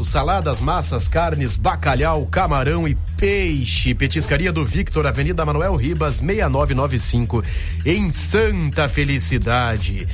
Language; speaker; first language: Portuguese; native; Portuguese